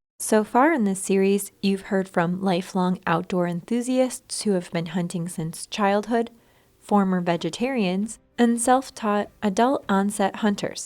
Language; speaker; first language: English; native; English